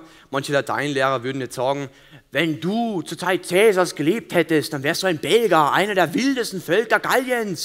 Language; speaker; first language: German; native; German